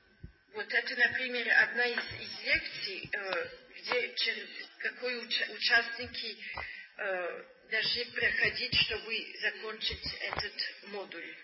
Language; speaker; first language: Russian; non-native, learner; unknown